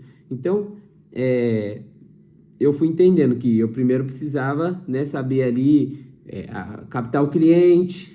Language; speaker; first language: Portuguese; native; Portuguese